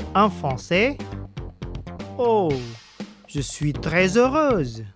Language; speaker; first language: French; non-native, fluent; Indonesian